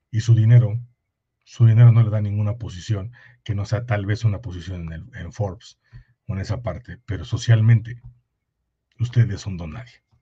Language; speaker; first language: Spanish; native; Spanish